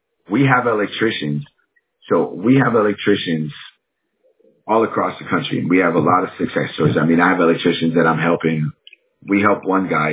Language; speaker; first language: English; native; English